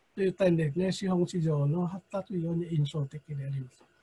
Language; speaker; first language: Japanese; non-native, fluent; Vietnamese